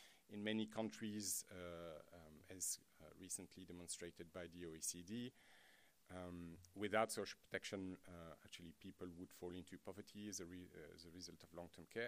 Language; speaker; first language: English; non-native, fluent; French